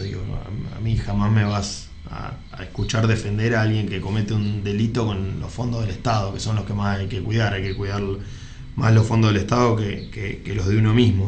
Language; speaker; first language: Spanish; native; Spanish